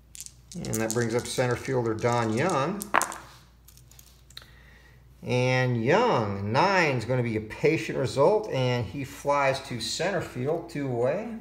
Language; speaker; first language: English; native; English